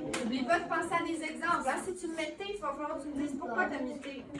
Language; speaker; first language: French; native; French